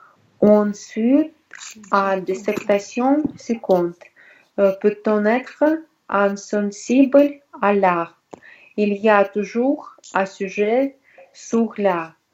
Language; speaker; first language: French; non-native, learner; Russian